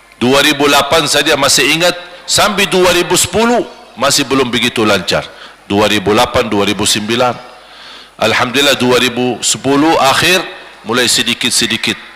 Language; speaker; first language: Malay; non-native, fluent; Arabic